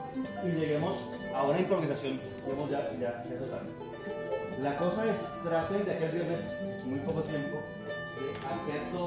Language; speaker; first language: Spanish; native; Spanish